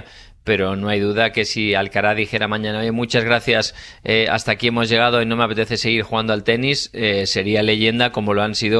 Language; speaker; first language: Spanish; native; Spanish